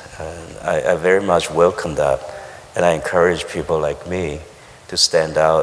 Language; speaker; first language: English; non-native, fluent; Chinese